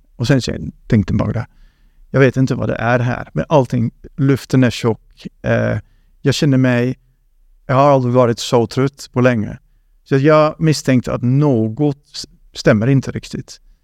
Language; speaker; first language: Swedish; non-native, fluent; Dutch